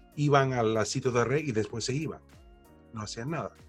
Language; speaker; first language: Spanish; early bilingual, heritage; Spanish